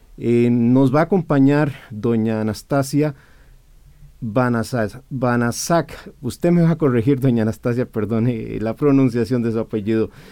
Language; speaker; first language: Spanish; native; Spanish